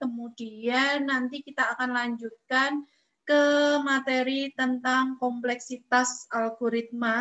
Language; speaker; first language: Indonesian; native; Indonesian